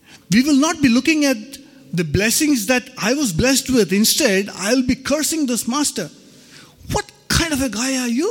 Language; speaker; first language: English; non-native, local second language; Hindi